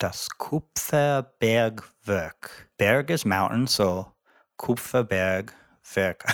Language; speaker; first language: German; non-native, learner; English